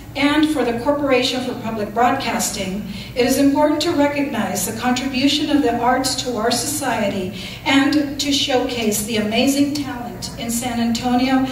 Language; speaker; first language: English; early bilingual, other home language; Spanish